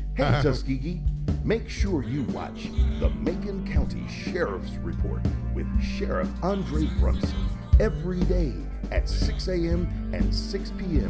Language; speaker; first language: English; native; English